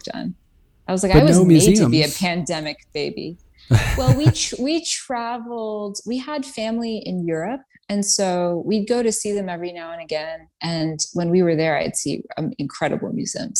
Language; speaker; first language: English; early bilingual, other home language; Persian